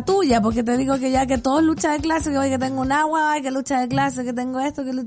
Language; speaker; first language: Spanish; native; Spanish